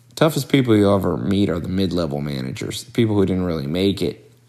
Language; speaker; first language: English; native; English